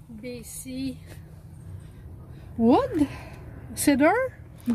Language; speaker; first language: English; non-native, learner; French